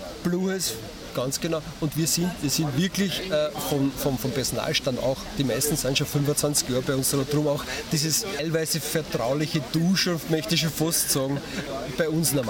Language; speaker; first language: German; native; German